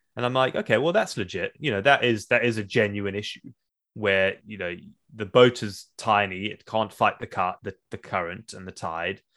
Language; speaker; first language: English; native; English